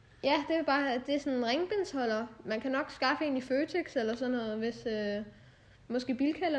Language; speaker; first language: Danish; native; Danish